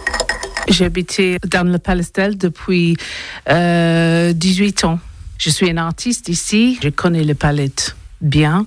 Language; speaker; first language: French; non-native, learner; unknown